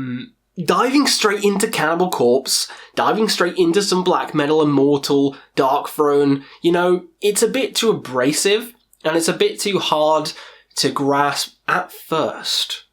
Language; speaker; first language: English; native; English